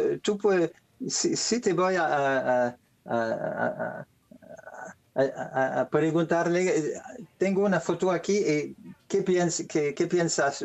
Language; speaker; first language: Spanish; non-native, learner; French